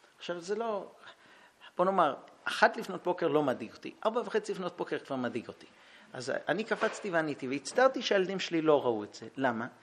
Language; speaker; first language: Hebrew; early bilingual, heritage; Hebrew